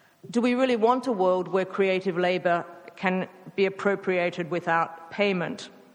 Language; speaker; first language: English; native; English